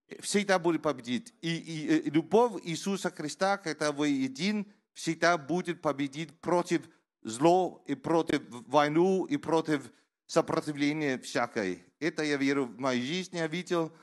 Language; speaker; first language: Russian; non-native, learner; Danish